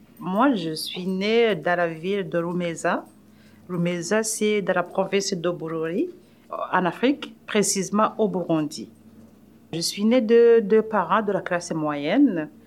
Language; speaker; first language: French; non-native, local second language; Rundi